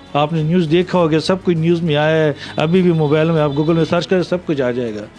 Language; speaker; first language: Hindi; non-native, fluent; Punjabi